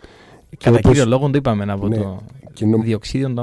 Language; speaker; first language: Greek; native; Greek